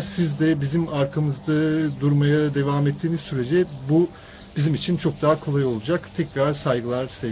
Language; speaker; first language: Turkish; native; Turkish